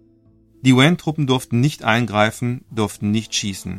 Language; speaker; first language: German; native; German